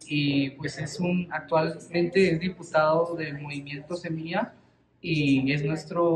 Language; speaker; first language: Spanish; native; Spanish